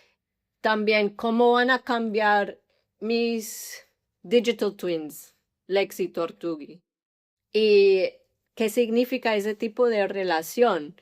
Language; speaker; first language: Spanish; early bilingual, heritage; English